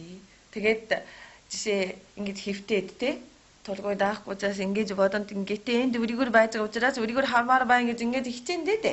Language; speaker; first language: Mongolian; non-native, learner; Japanese